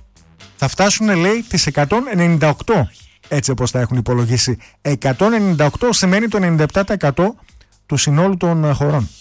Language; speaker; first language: Greek; native; Greek